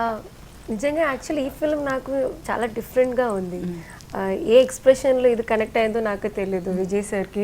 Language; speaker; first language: Telugu; non-native, learner; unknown